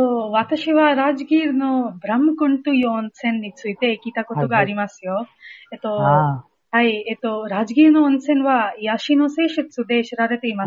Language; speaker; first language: Japanese; non-native, learner; Hindi